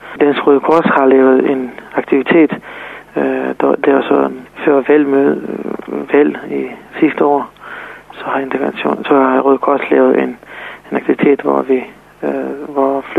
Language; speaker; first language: Danish; non-native, fluent; Serbian